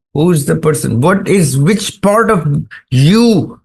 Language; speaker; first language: English; non-native, local second language; Urdu